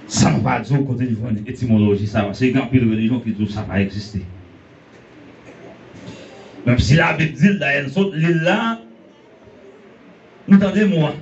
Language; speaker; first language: French; non-native, learner; Haitian Creole